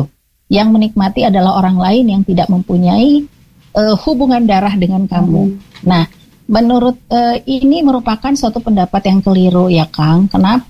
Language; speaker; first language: Indonesian; native; Indonesian